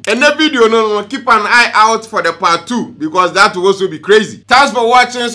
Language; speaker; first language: English; non-native, local second language; Akan